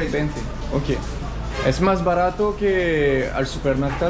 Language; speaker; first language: Spanish; non-native, learner; French